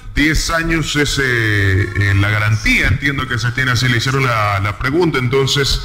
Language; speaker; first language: Spanish; native; Spanish